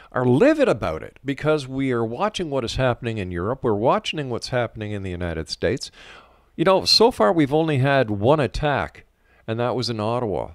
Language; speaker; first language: English; native; English